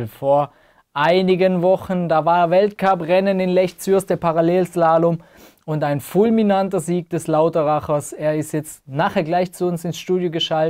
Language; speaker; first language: German; native; German